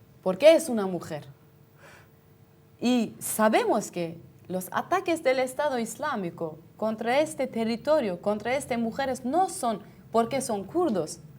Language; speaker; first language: Spanish; non-native, fluent; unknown